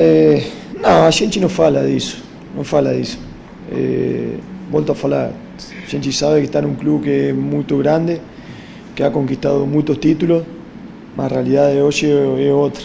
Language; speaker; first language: Portuguese; non-native, fluent; Spanish